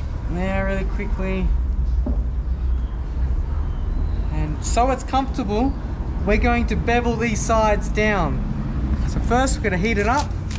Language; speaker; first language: English; native; English